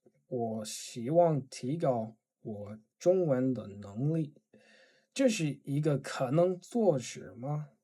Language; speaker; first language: Chinese; non-native, learner; English